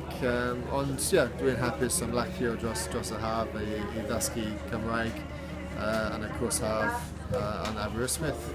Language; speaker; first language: Welsh; non-native, learner; English